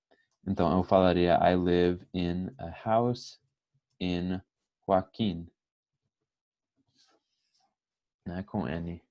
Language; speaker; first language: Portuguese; non-native, fluent; English